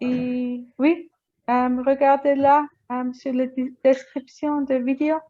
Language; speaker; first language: French; non-native, learner; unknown